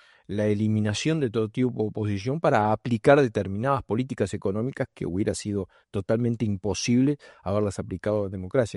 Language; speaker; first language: Spanish; native; Spanish